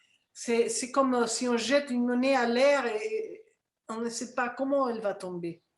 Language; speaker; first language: French; non-native, fluent; Spanish